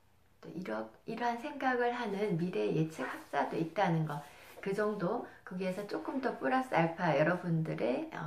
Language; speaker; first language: Korean; native; Korean